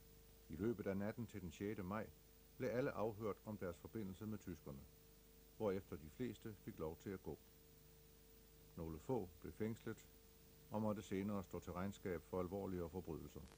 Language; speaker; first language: Danish; native; Danish